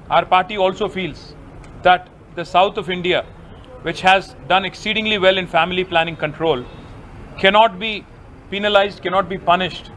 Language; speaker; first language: English; non-native, local second language; Telugu